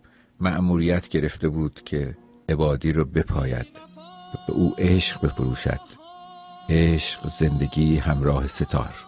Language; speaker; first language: Persian; native; Persian